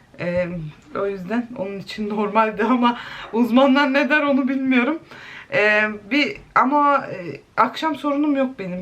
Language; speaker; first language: Turkish; early bilingual, heritage; Turkish